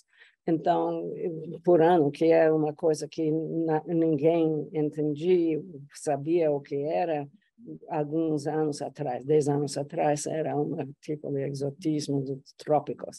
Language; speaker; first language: Portuguese; non-native, fluent; English